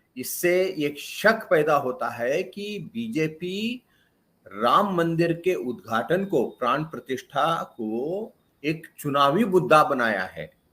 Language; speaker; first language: Hindi; non-native, local second language; Kannada